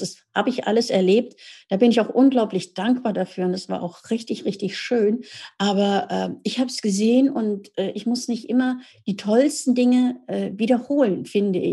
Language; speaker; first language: German; native; German